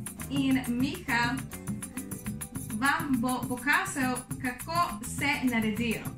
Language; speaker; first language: Slovenian; non-native, learner; Spanish